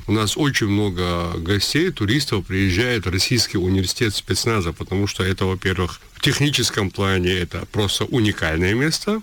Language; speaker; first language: Russian; non-native, local second language; Chechen